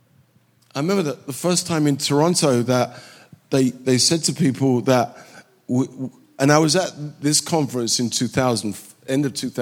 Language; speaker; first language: English; native; English